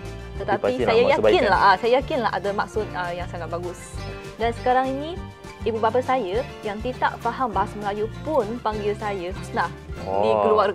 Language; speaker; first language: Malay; non-native, fluent; Chinese